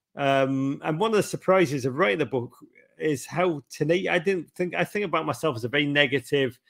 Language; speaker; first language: English; native; English